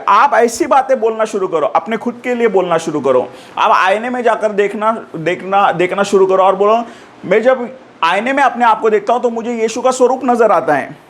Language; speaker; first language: Hindi; non-native, local second language; Marathi